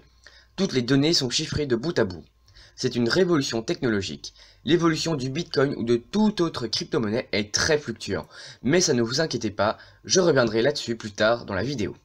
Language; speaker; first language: French; native; French